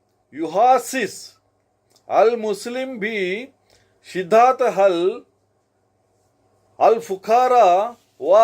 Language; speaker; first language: Arabic; non-native, learner; Telugu